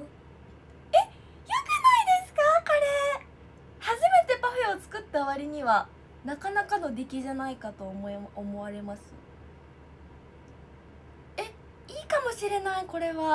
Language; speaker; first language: Japanese; native; Japanese